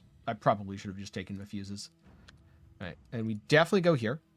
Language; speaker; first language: English; native; English